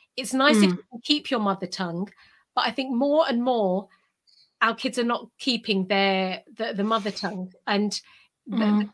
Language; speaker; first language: English; early bilingual, other home language; Urdu